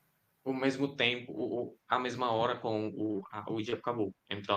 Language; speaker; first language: Portuguese; non-native, fluent; Indonesian